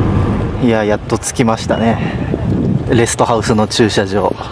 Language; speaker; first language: Japanese; native; Japanese